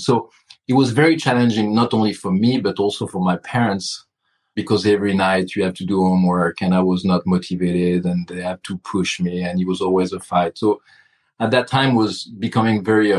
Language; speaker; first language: English; non-native, fluent; French